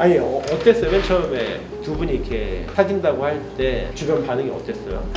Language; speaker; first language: Korean; native; Korean